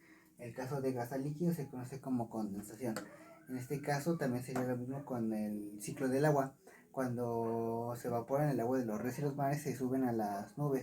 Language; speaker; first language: Spanish; native; Spanish